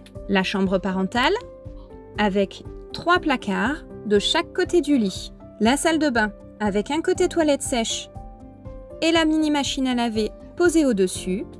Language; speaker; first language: French; native; French